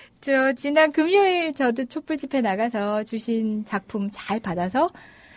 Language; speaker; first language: Korean; native; Korean